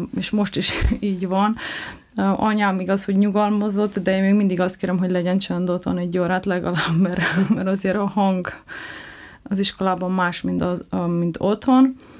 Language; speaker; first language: Hungarian; non-native, local second language; Slovenian